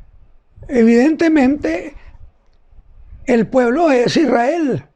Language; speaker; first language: Spanish; native; Spanish